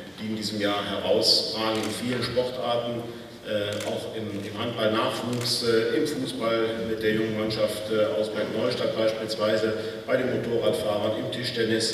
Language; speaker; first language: German; native; German